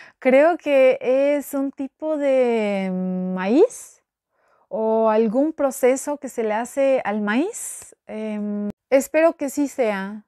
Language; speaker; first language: Spanish; non-native, fluent; Albanian